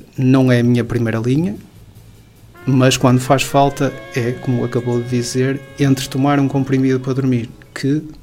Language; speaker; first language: Portuguese; native; Portuguese